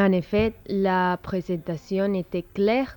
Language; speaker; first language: French; non-native, learner; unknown